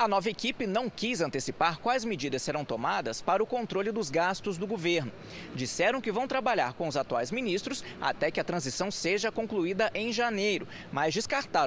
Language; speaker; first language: Portuguese; native; Portuguese